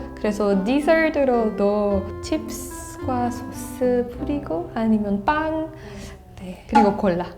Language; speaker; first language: Korean; non-native, fluent; Spanish